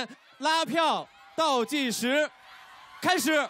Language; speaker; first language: Chinese; native; Chinese